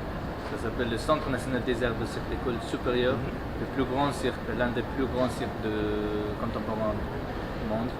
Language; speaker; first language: French; non-native, fluent; Mongolian